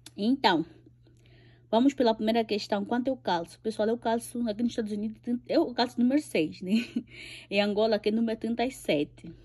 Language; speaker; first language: Portuguese; native; Portuguese